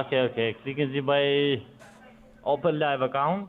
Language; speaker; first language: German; non-native, fluent; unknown